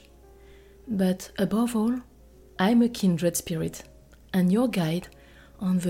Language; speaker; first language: English; non-native, fluent; French